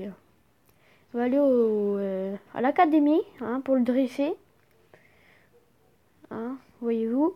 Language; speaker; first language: French; native; French